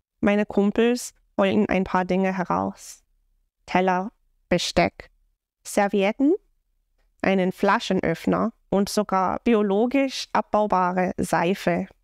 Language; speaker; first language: German; non-native, fluent; English